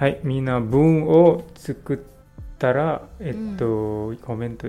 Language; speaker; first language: Japanese; non-native, learner; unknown